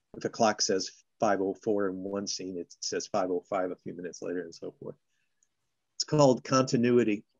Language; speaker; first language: English; native; English